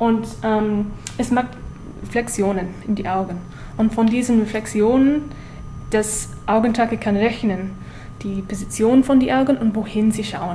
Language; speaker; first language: German; non-native, learner; English